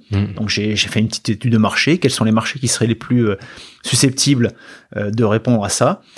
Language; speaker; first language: French; native; French